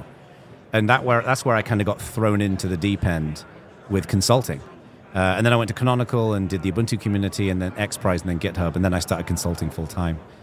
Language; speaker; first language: English; native; English